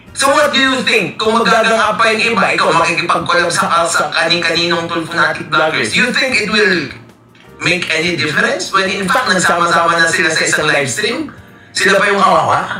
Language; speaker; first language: Filipino; native; Filipino